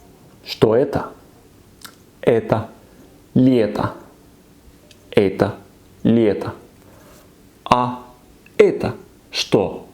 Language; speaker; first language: Russian; non-native, fluent; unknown